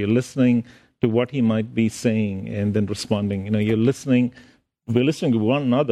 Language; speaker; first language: English; non-native, local second language; Tamil